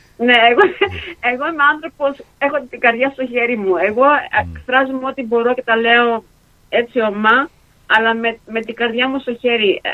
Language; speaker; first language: Greek; early bilingual, heritage; Greek